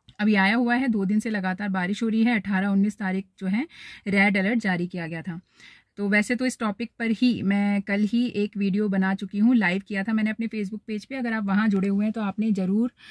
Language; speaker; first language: Hindi; native; Hindi